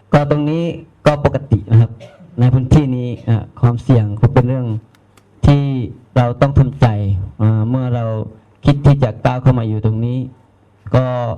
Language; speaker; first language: Thai; non-native, local second language; Malay